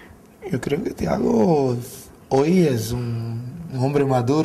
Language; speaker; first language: Italian; non-native, learner; Spanish